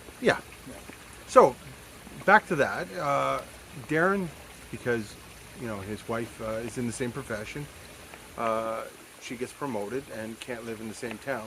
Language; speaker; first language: English; native; English